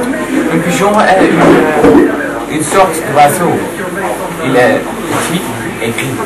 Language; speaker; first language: French; non-native, learner; Dutch